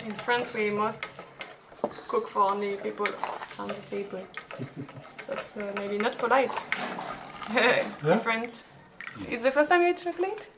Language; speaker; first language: English; non-native, learner; French